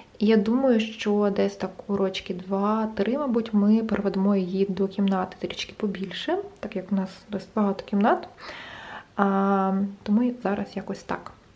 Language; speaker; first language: Ukrainian; non-native, local second language; Russian